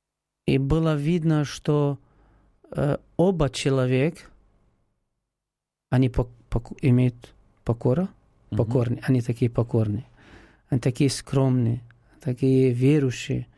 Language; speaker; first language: Russian; non-native, fluent; Arabic